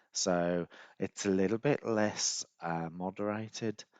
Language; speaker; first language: English; native; English